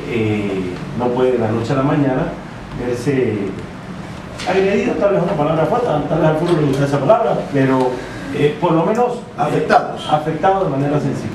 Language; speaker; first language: Spanish; native; Spanish